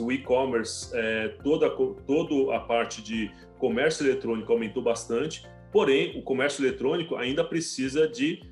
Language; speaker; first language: Portuguese; early bilingual, other home language; Chinese